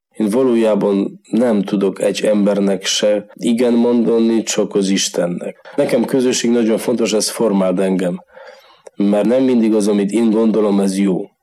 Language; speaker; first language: Hungarian; non-native, fluent; Polish